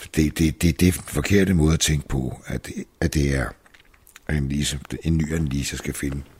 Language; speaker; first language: Danish; native; Danish